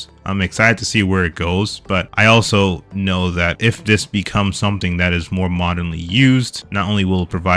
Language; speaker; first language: English; native; English